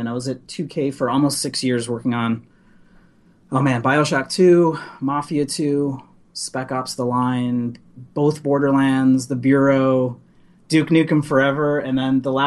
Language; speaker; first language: English; native; English